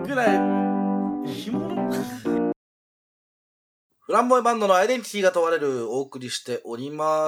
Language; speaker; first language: Japanese; native; Japanese